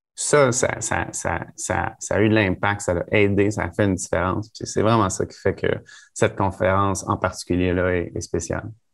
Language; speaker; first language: French; native; French